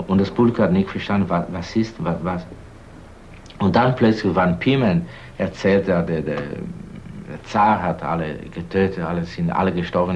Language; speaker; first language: German; non-native, fluent; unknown